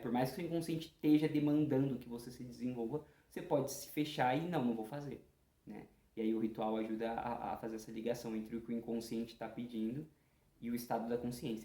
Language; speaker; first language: Portuguese; native; Portuguese